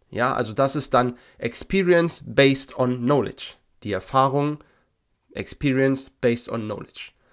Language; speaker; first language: German; native; German